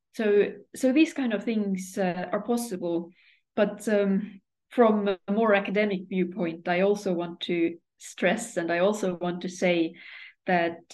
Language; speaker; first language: English; non-native, fluent; Estonian